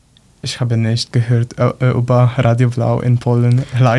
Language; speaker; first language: German; non-native, learner; Polish